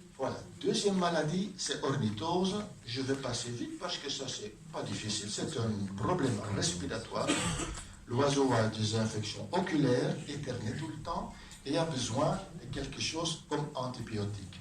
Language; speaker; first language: French; non-native, local second language; Dutch